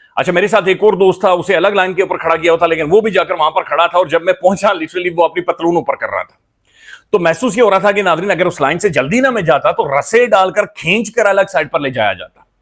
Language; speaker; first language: Urdu; non-native, local second language; Punjabi